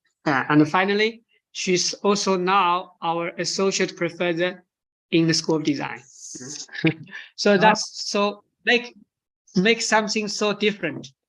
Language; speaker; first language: English; non-native, fluent; Chinese